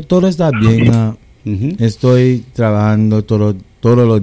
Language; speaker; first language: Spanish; early bilingual, heritage; Spanish